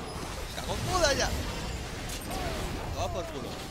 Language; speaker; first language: Spanish; native; Spanish